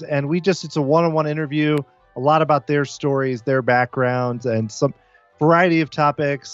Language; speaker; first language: English; native; English